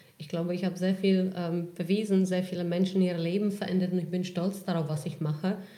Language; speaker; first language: German; non-native, fluent; Czech